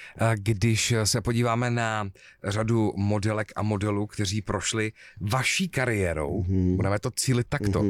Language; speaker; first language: Czech; native; Czech